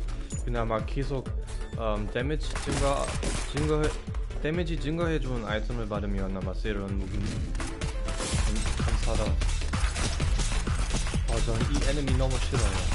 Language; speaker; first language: Korean; non-native, fluent; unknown